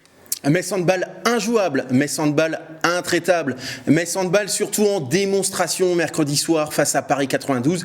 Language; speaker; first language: French; native; French